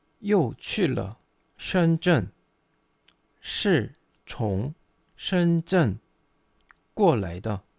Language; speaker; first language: Chinese; non-native, fluent; Korean